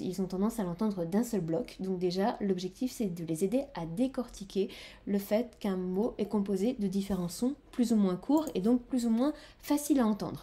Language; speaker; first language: French; native; French